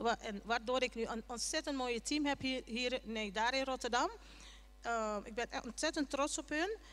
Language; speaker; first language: Dutch; non-native, local second language; Papiamento